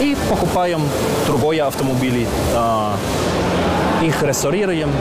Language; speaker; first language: Russian; non-native, learner; German